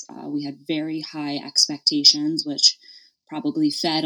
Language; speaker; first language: English; native; English